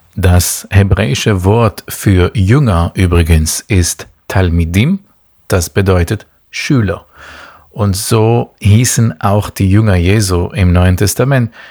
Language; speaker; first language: German; non-native, local second language; Hebrew